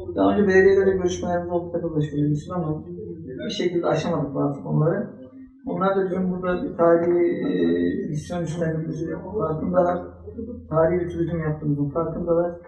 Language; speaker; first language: Turkish; native; Turkish